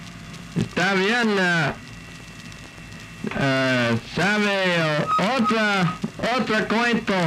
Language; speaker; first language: Spanish; non-native, fluent; English